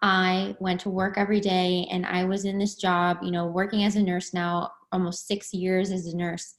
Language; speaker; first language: English; native; English